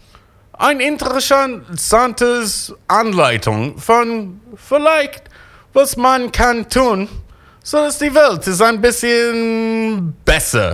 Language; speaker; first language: German; non-native, fluent; English